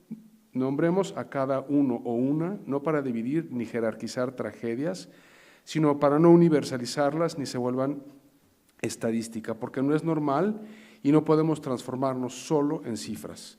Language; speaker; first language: Spanish; native; Spanish